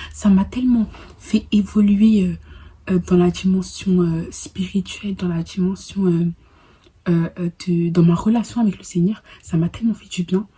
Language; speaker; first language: French; early bilingual, other home language; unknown